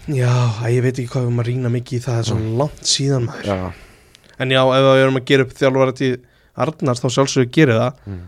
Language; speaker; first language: Icelandic; native; Icelandic